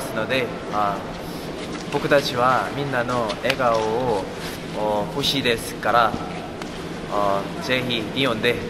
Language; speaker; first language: Japanese; non-native, learner; Korean